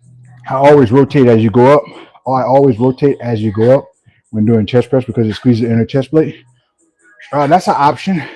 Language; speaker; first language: English; native; English